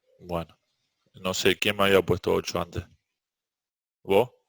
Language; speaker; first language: Spanish; native; Spanish